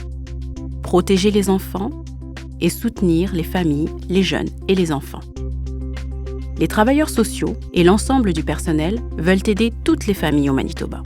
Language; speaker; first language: French; native; French